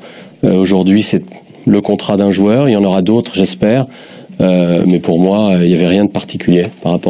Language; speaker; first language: French; native; French